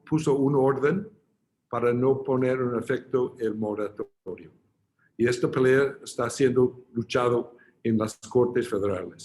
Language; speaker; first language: Spanish; non-native, fluent; English